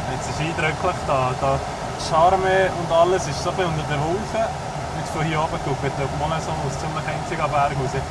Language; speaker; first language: German; native; German